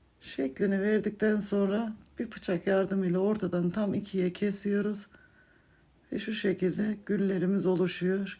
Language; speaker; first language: Turkish; native; Turkish